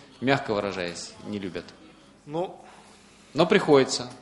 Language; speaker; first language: Russian; native; Russian